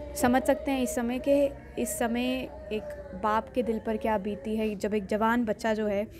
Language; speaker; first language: Hindi; native; Hindi